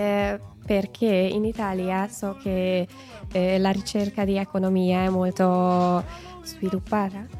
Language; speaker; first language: Italian; non-native, learner; Hungarian